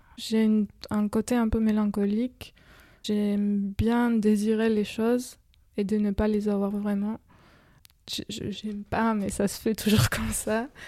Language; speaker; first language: French; non-native, fluent; Georgian